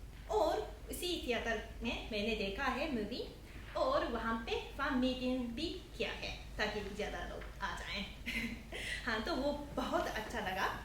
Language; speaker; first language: Hindi; non-native, fluent; Japanese